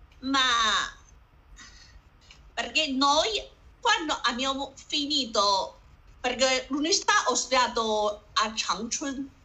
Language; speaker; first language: Italian; non-native, learner; Chinese